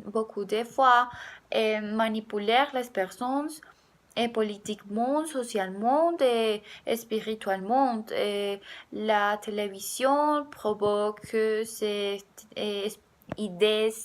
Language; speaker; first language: French; non-native, learner; Spanish